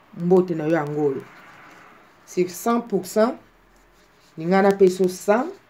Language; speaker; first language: Lingala; native; Lingala